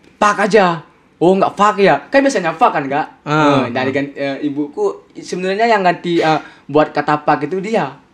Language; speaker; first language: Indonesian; non-native, local second language; Balinese